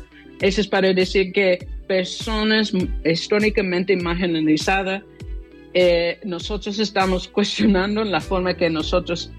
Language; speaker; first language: Spanish; non-native, fluent; English